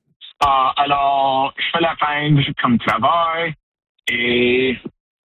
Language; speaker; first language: French; non-native, local second language; English